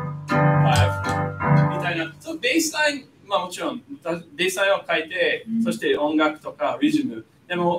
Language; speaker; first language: Japanese; non-native, fluent; English